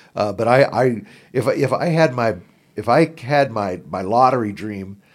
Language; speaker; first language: English; native; English